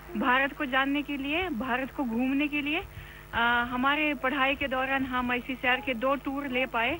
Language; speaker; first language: Hindi; non-native, fluent; Russian